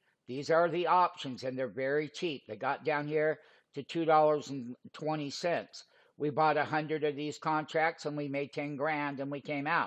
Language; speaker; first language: English; native; English